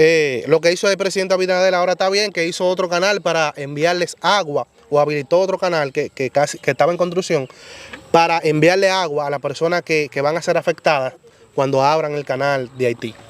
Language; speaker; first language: Spanish; native; Spanish